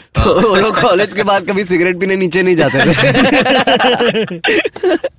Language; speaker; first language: Hindi; native; Hindi